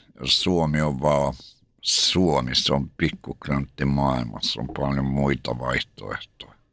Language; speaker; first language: Finnish; native; Finnish